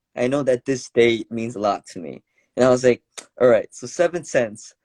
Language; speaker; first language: English; early bilingual, other home language; Korean